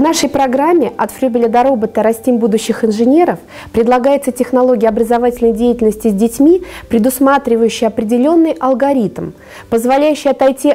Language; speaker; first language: Russian; native; Russian